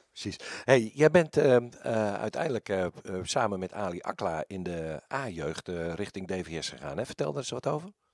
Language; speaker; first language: Dutch; native; Dutch